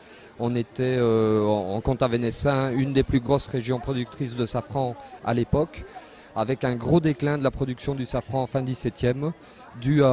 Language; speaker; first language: French; native; French